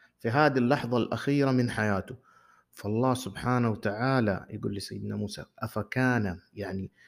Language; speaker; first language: Arabic; native; Arabic